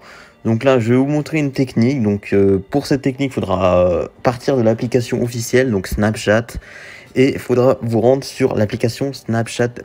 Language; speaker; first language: French; native; French